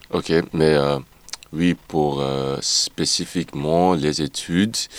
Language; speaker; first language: French; non-native, learner; English